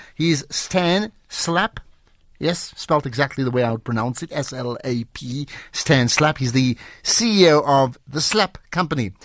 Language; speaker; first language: English; native; English